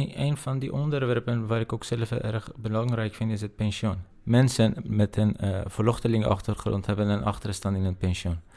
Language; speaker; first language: Dutch; non-native, fluent; Persian